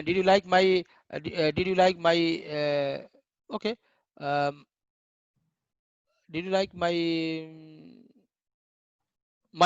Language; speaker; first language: English; non-native, learner; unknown